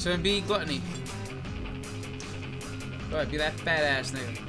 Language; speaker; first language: English; native; English